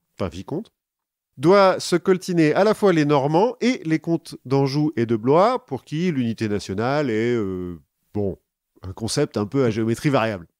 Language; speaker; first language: French; native; French